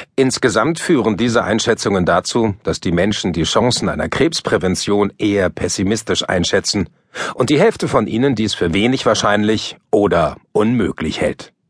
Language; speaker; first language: German; native; German